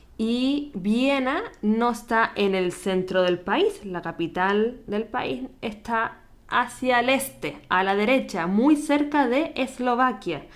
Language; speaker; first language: Spanish; native; Spanish